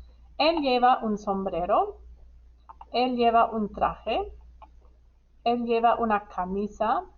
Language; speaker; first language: Spanish; non-native, fluent; English